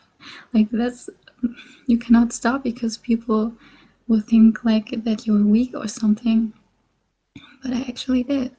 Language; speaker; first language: English; non-native, fluent; German